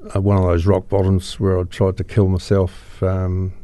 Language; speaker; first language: English; native; English